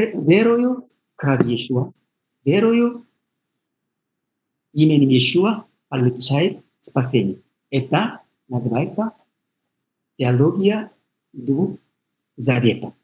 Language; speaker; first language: Russian; non-native, learner; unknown